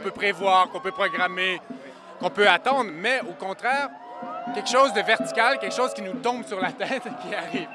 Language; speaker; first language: French; native; French